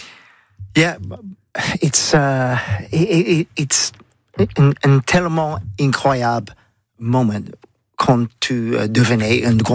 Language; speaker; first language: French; non-native, learner; English